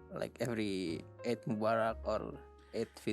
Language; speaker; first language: English; non-native, learner; Indonesian